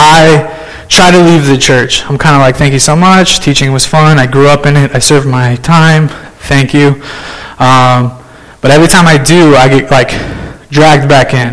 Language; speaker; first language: English; native; English